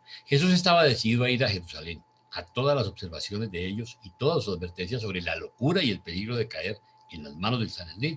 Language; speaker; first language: Spanish; native; Spanish